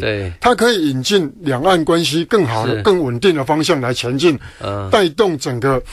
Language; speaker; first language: Chinese; native; Chinese